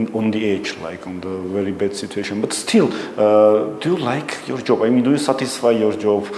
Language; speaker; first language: English; non-native, learner; Armenian